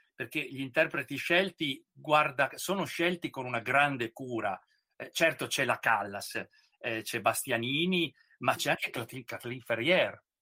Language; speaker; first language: Italian; native; Italian